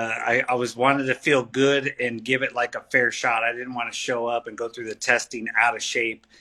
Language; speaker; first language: English; native; English